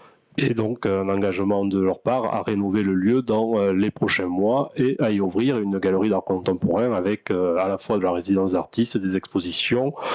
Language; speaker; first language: French; native; French